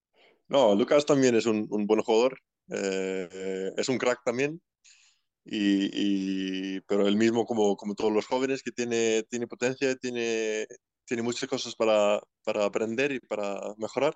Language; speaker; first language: Spanish; non-native, fluent; Icelandic